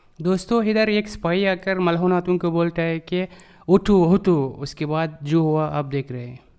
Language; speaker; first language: Urdu; non-native, learner; Turkish